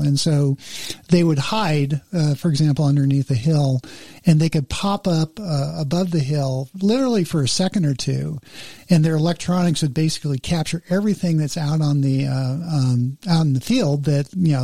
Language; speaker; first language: English; native; English